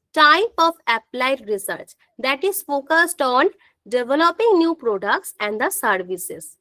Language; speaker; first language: English; non-native, local second language; Bangla